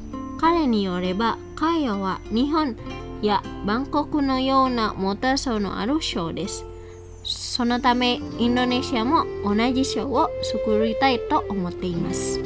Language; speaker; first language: Japanese; non-native, fluent; Indonesian